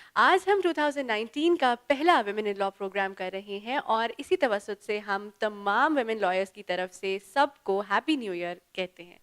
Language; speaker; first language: Urdu; native; Urdu